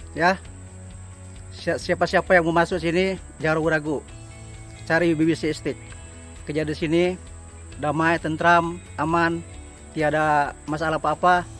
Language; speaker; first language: Indonesian; non-native, local second language; Sasak